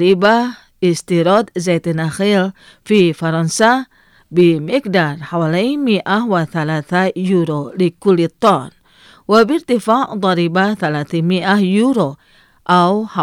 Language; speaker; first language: Arabic; non-native, fluent; Indonesian